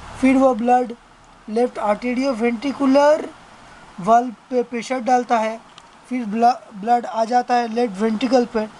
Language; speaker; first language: Hindi; non-native, local second language; Bangla